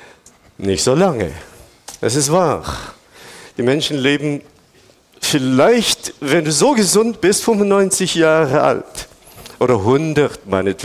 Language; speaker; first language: German; non-native, fluent; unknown